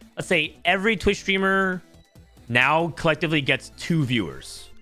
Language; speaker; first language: English; native; English